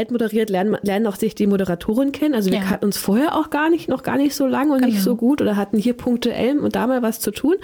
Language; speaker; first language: German; native; German